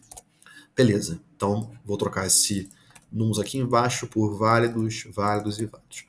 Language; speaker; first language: Portuguese; native; Portuguese